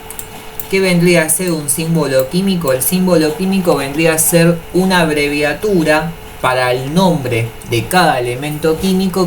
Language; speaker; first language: Spanish; native; Spanish